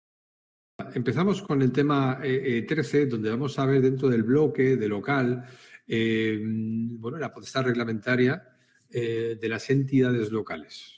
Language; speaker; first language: Spanish; native; Spanish